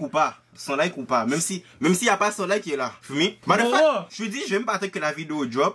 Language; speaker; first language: French; native; French